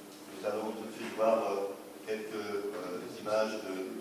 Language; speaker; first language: French; native; French